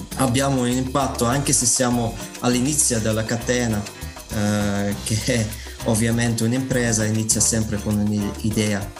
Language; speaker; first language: Italian; non-native, fluent; Dutch